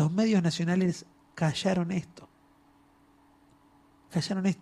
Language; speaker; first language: Spanish; native; Spanish